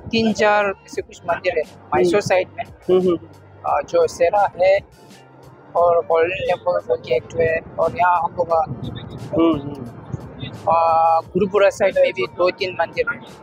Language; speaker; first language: Hindi; non-native, local second language; Tibetan